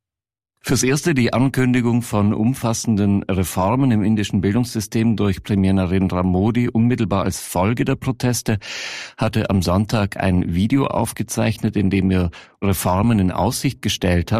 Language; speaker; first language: German; native; German